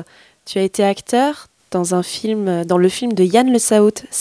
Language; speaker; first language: French; native; French